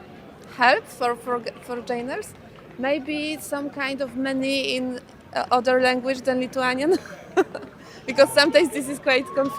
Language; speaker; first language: English; non-native, learner; Polish